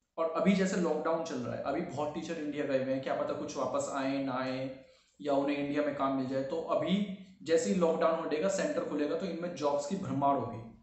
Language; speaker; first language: Hindi; native; Hindi